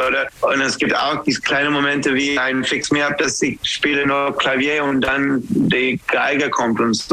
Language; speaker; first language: German; non-native, fluent; English